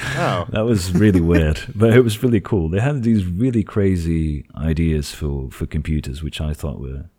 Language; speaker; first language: English; non-native, fluent; Portuguese